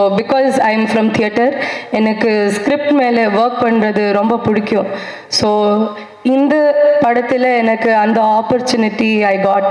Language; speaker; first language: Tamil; non-native, local second language; Kannada